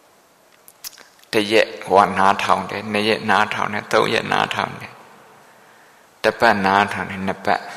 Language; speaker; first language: Burmese; non-native, local second language; Shan